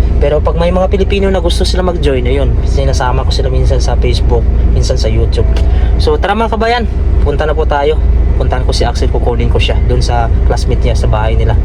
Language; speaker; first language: Filipino; non-native, local second language; Cebuano